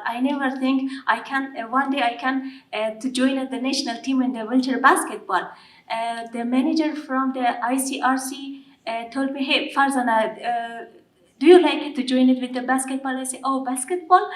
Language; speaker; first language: English; non-native, learner; Persian